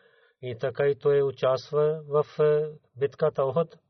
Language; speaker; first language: Bulgarian; non-native, learner; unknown